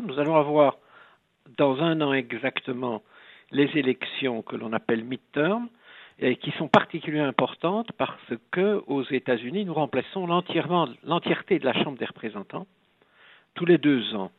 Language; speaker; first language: French; native; French